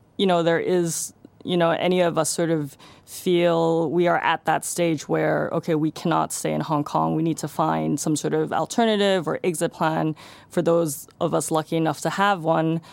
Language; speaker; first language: English; non-native, local second language; Cantonese